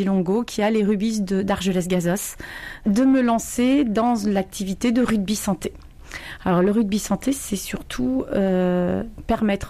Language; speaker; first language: French; native; French